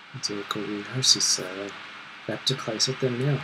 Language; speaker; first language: Korean; non-native, learner; English